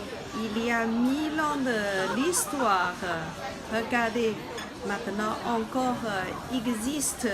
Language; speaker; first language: French; non-native, learner; Chinese